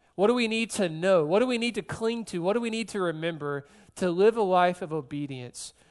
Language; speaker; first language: English; native; English